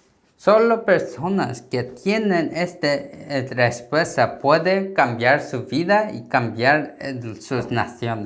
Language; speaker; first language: Spanish; non-native, learner; Korean